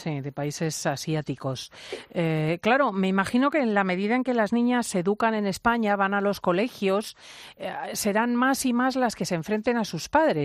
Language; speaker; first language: Spanish; native; Spanish